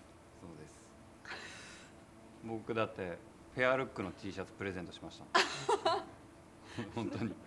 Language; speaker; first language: Japanese; native; Japanese